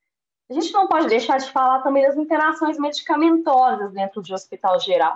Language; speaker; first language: Portuguese; native; Portuguese